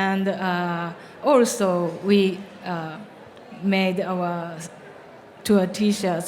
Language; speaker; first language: English; non-native, learner; Japanese